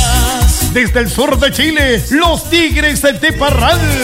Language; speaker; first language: Spanish; native; Spanish